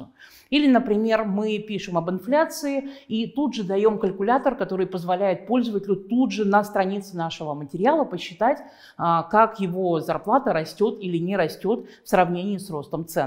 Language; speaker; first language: Russian; native; Russian